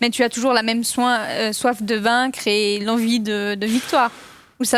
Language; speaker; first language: French; native; French